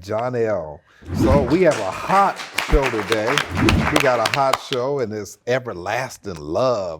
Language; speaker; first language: English; native; English